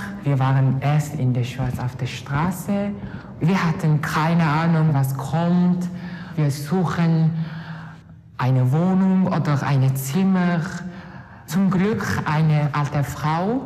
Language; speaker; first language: German; non-native, learner; Mongolian